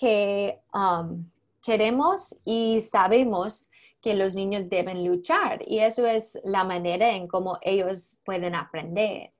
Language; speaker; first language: Spanish; non-native, learner; English